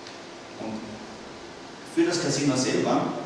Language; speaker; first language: German; native; German